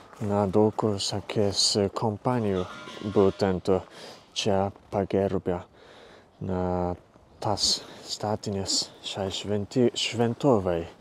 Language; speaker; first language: Lithuanian; non-native, fluent; Japanese